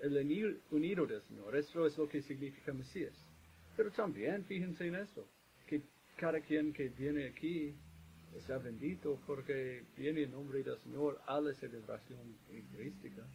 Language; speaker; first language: Spanish; non-native, fluent; English